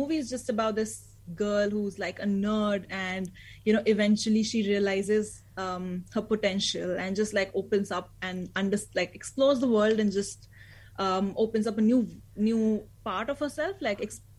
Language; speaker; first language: English; non-native, local second language; Hindi